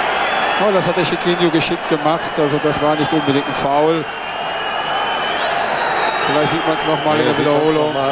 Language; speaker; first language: German; native; German